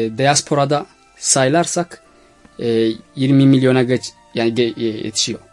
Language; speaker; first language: Turkish; non-native, fluent; Somali